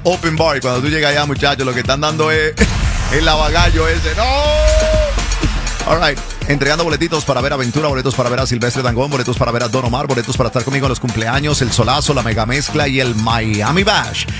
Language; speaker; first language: Spanish; early bilingual, heritage; Spanish